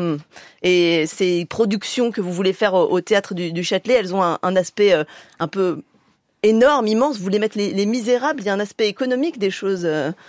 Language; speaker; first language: French; native; French